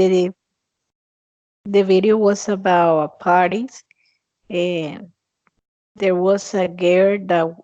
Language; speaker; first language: English; non-native, fluent; Spanish